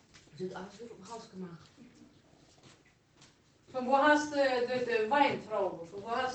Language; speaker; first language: German; non-native, learner; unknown